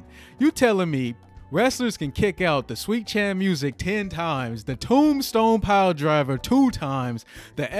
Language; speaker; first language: English; native; English